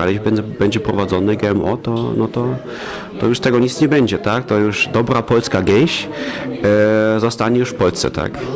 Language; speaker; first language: Polish; non-native, fluent; German